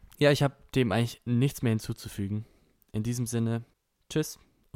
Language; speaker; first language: German; native; German